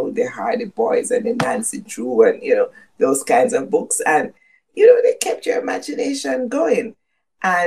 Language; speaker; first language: English; non-native, local second language; Jamaican Creole English